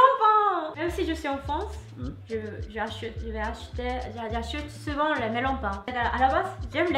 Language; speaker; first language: French; non-native, learner; Japanese